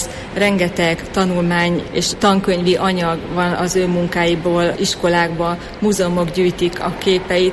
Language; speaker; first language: Hungarian; native; Hungarian